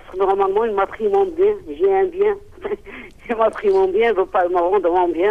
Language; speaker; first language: French; non-native, local second language; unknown